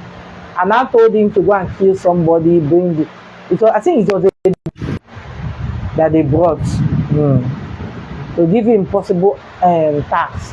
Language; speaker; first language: English; non-native, local second language; Igbo